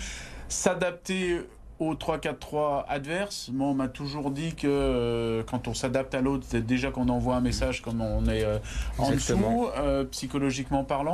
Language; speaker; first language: French; native; French